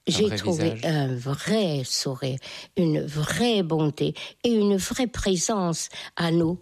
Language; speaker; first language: French; non-native, fluent; Hungarian